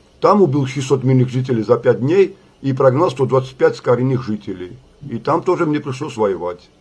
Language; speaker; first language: Russian; non-native, local second language; Georgian